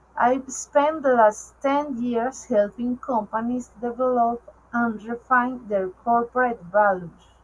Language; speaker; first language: English; non-native, learner; Spanish